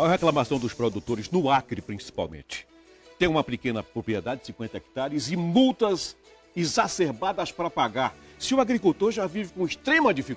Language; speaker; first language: Portuguese; native; Portuguese